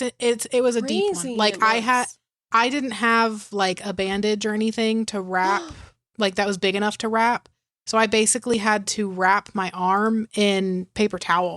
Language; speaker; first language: English; native; English